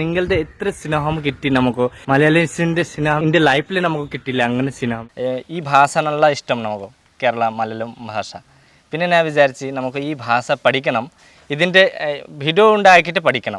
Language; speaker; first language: Malayalam; non-native, local second language; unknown